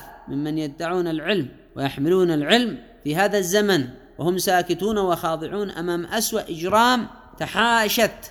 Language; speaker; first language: Arabic; native; Arabic